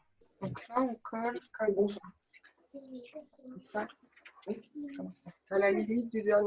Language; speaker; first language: French; native; French